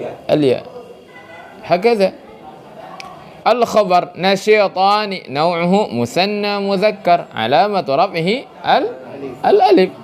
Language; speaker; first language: Arabic; non-native, fluent; Indonesian